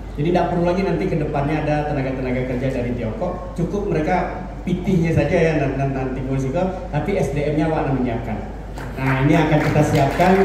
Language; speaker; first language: Indonesian; native; Indonesian